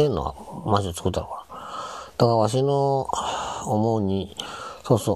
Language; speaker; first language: Japanese; native; Japanese